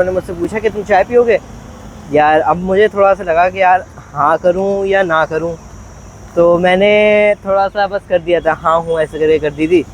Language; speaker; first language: Hindi; native; Hindi